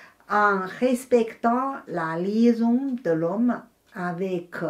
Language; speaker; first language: French; non-native, fluent; Chinese